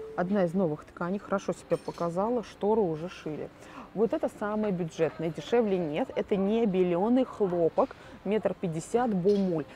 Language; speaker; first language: Russian; native; Russian